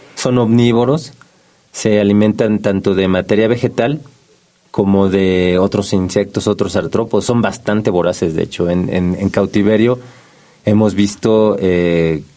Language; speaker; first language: Spanish; native; Spanish